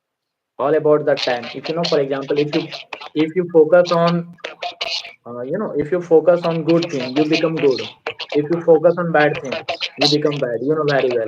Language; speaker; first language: English; non-native, fluent; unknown